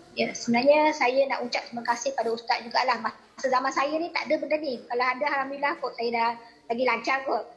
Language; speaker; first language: Malay; non-native, local second language; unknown